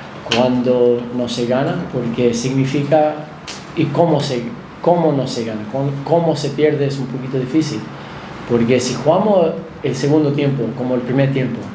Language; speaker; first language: Spanish; non-native, fluent; English